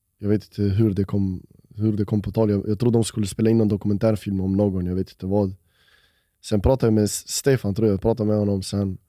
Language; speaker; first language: Swedish; early bilingual, other home language; Albanian